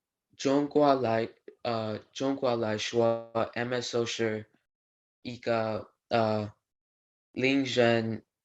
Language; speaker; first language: Chinese; non-native, learner; English